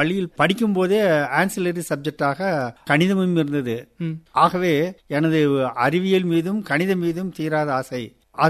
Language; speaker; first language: Tamil; native; Tamil